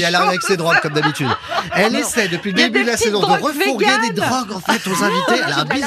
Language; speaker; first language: French; native; French